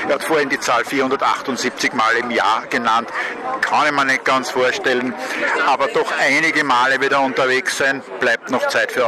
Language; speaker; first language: German; native; German